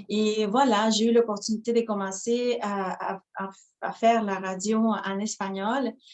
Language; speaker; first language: French; non-native, fluent; Spanish